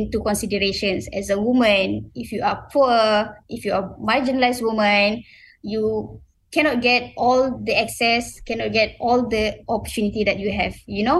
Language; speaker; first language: English; non-native, local second language; Malay